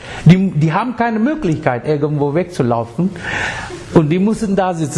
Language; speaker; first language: German; non-native, learner; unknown